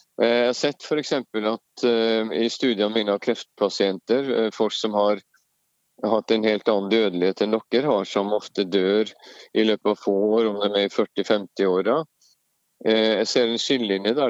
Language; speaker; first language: Norwegian; native; Norwegian